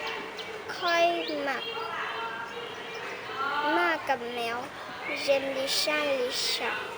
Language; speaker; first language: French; non-native, learner; Lao